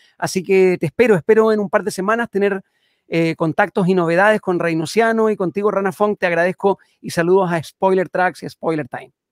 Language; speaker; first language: Spanish; native; Spanish